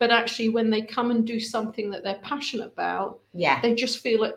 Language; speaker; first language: English; native; English